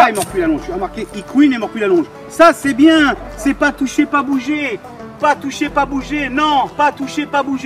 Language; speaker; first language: French; native; French